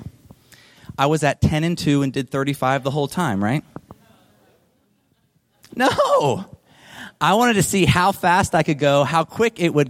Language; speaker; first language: English; native; English